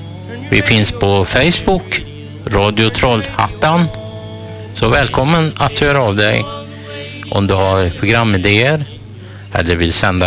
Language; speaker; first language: Swedish; native; Swedish